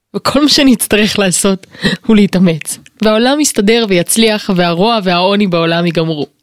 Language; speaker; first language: Hebrew; native; Hebrew